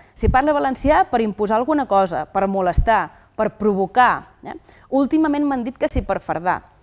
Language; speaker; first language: Catalan; native; Catalan